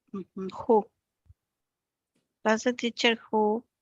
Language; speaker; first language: English; non-native, learner; Spanish